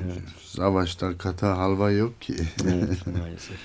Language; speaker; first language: Turkish; non-native, learner; Armenian